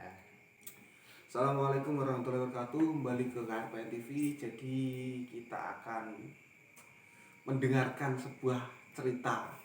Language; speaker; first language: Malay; non-native, local second language; Javanese